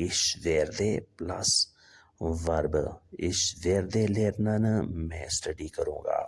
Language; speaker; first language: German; non-native, fluent; Urdu